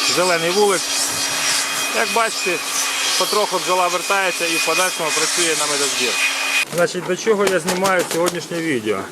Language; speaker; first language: Ukrainian; non-native, local second language; Russian